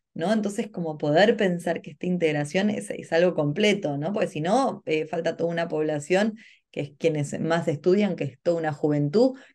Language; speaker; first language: Spanish; native; Spanish